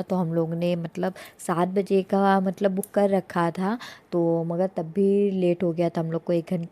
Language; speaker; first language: Hindi; native; Hindi